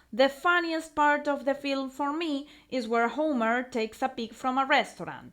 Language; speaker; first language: English; non-native, fluent; Spanish